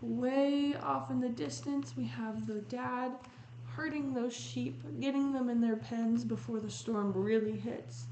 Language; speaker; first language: English; native; English